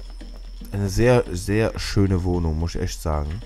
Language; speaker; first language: German; native; German